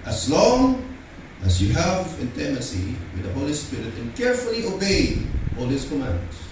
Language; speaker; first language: English; non-native, local second language; Filipino